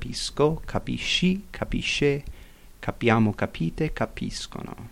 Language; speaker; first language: Italian; non-native, fluent; English